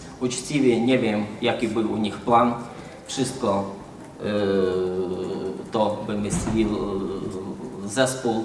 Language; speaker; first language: Polish; non-native, learner; Ukrainian